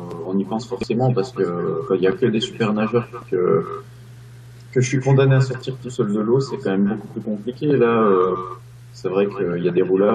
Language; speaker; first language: French; native; French